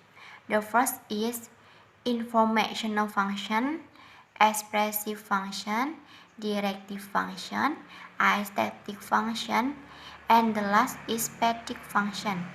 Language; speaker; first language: English; non-native, learner; Indonesian